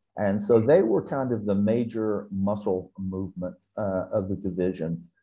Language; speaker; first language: English; native; English